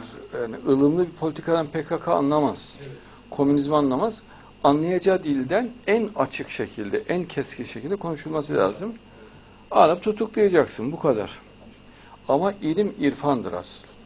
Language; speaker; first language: Turkish; native; Turkish